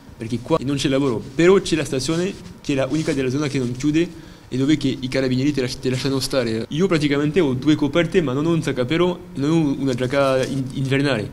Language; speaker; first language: Italian; non-native, fluent; French